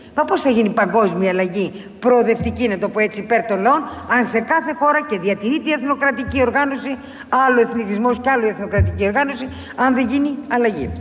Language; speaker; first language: Greek; native; Greek